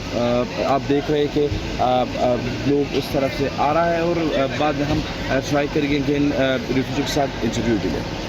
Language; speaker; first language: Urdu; non-native, fluent; Pashto